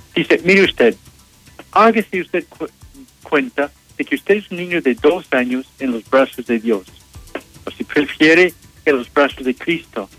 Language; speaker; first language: Spanish; non-native, fluent; English